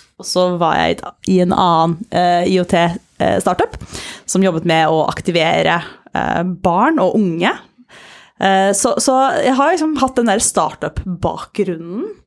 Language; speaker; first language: Norwegian; native; Norwegian